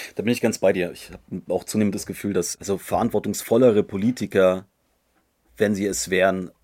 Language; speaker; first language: German; native; German